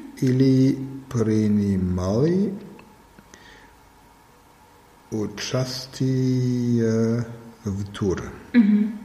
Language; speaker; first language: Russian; non-native, learner; German